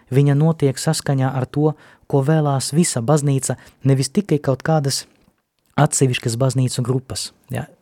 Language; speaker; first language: Latvian; non-native, local second language; Russian